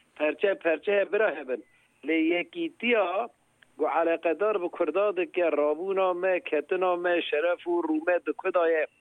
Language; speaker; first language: Kurdish; native; Kurdish